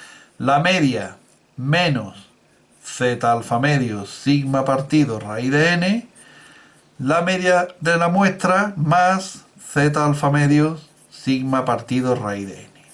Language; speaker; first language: Spanish; native; Spanish